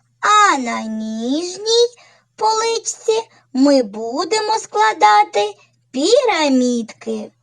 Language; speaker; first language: Ukrainian; native; Ukrainian